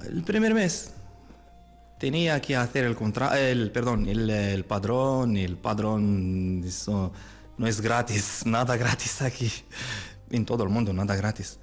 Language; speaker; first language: Spanish; non-native, learner; Arabic